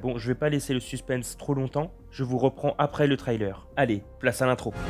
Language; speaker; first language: French; native; French